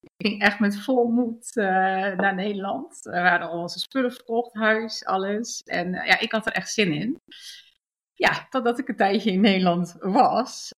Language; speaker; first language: Dutch; early bilingual, other home language; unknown